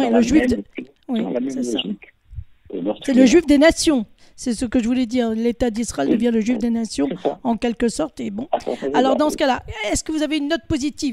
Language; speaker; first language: French; native; French